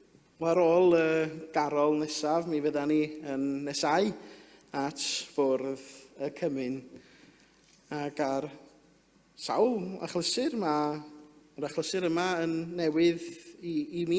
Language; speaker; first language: Welsh; native; Welsh